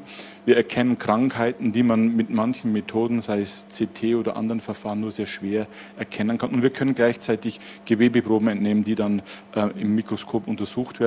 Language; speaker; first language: German; native; German